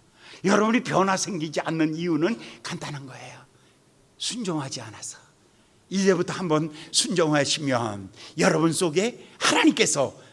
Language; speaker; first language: Korean; native; Korean